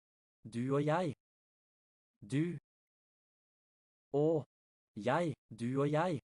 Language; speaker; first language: Norwegian; non-native, learner; English